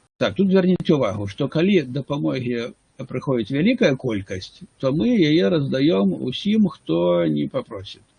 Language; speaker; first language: Belarusian; non-native, local second language; Russian